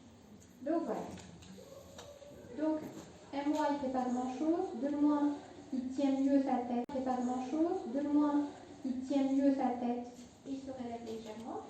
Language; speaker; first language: French; non-native, local second language; Arabic